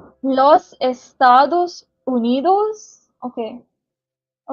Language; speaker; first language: Spanish; non-native, learner; Hindi